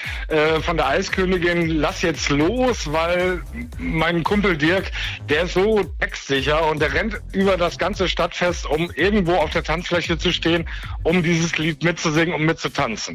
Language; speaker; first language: German; native; German